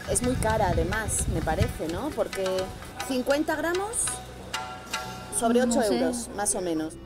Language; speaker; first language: Spanish; native; Spanish